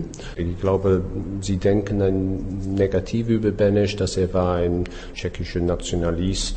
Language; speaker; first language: German; non-native, learner; English